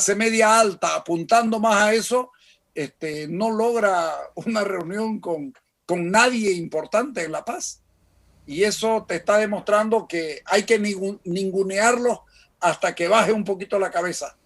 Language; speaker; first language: Spanish; native; Spanish